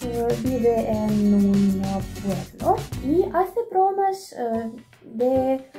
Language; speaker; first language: Spanish; non-native, fluent; Russian